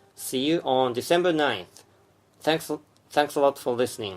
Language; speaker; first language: English; non-native, fluent; Japanese